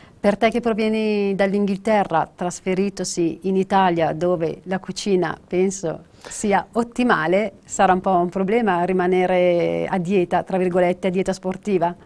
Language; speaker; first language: Italian; native; Italian